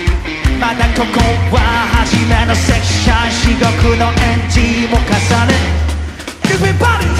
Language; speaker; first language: Japanese; non-native, fluent; Korean